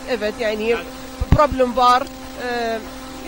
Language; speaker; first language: Turkish; non-native, learner; Arabic